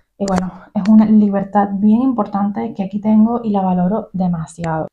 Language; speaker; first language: Spanish; native; Spanish